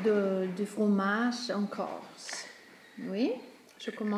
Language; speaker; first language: French; non-native, learner; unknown